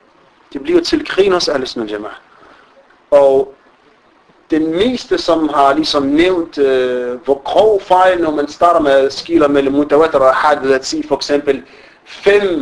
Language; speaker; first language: Danish; non-native, fluent; Arabic